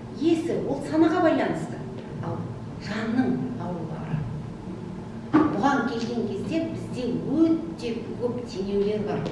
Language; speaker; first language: Kazakh; non-native, local second language; Russian